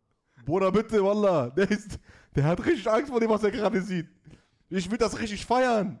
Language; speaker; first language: German; native; German